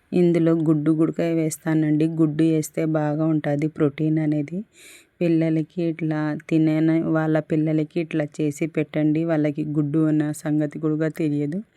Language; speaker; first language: Telugu; non-native, local second language; Urdu